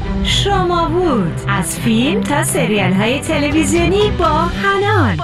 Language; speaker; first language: Persian; native; Persian